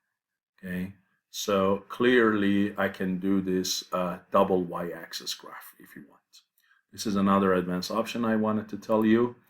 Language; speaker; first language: English; non-native, fluent; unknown